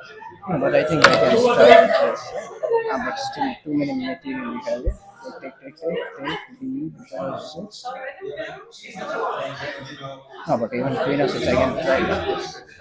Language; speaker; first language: English; non-native, fluent; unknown